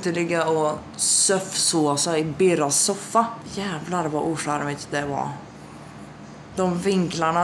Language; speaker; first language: Swedish; native; Swedish